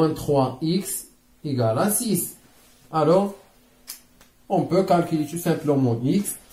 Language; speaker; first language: French; non-native, local second language; Arabic